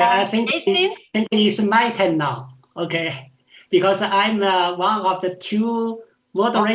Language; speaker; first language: English; non-native, fluent; Chinese